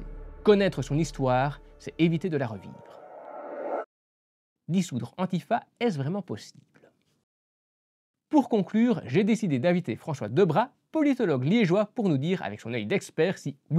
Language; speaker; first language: French; native; French